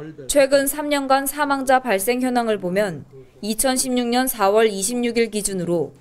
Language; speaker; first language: Korean; native; Korean